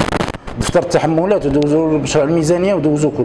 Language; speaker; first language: Arabic; native; Arabic